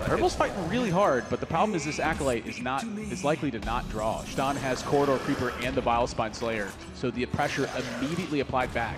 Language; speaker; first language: English; native; English